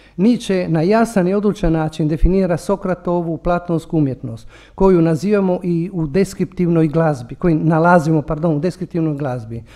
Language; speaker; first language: Croatian; non-native, local second language; Italian